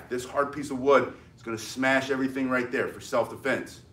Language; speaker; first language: English; native; English